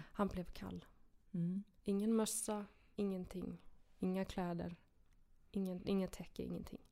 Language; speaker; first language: Swedish; non-native, fluent; Icelandic